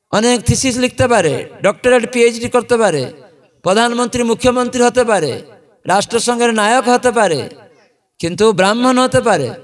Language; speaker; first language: Bangla; non-native, fluent; Odia